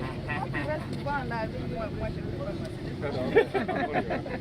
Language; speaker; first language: French; non-native, local second language; Lingala